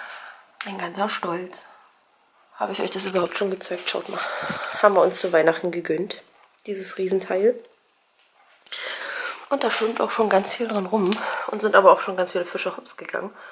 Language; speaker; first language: German; native; German